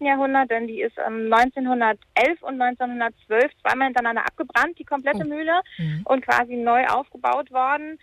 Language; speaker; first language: German; native; German